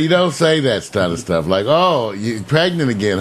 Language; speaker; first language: English; native; English